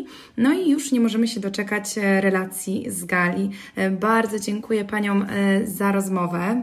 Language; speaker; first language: Polish; native; Polish